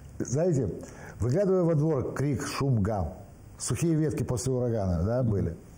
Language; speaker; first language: Russian; native; Russian